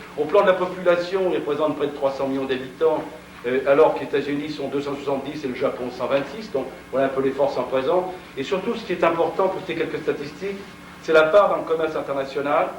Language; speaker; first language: French; native; French